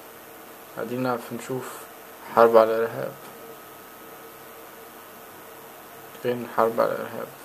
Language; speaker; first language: Arabic; native; Arabic